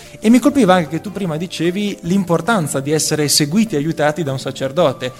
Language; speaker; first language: Italian; native; Italian